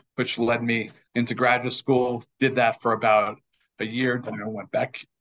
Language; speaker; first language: English; native; English